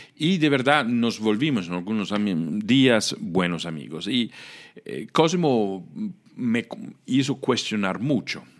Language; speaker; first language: Spanish; non-native, fluent; Italian